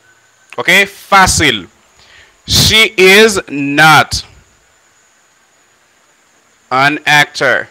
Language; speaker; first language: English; non-native, fluent; Haitian Creole